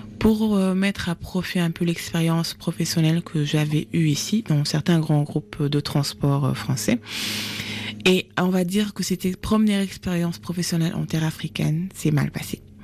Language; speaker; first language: French; non-native, local second language; Fula